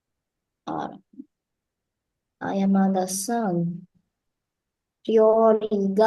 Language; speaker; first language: Japanese; non-native, learner; Indonesian